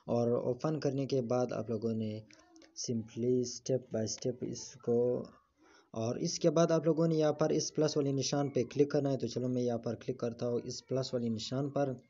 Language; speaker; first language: Urdu; non-native, local second language; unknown